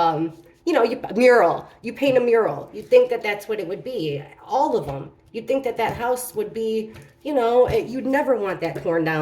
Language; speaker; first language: English; native; English